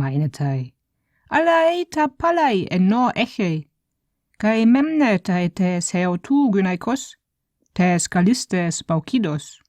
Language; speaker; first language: Greek; non-native, fluent; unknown